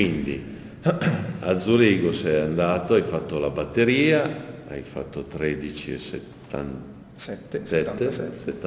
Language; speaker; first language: Italian; native; Italian